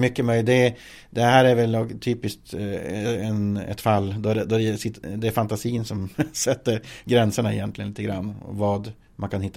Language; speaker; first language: Swedish; native; Swedish